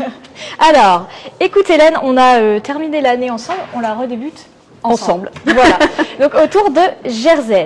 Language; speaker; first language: French; native; French